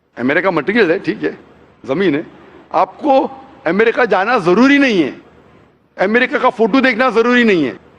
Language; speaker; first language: Hindi; non-native, local second language; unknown